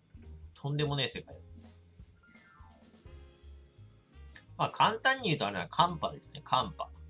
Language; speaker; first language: Japanese; native; Japanese